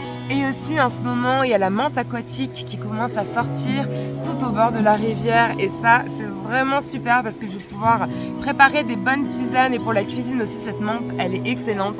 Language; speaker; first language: French; native; French